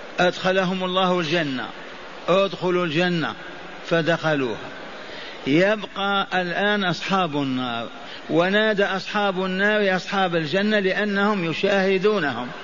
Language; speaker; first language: Arabic; native; Arabic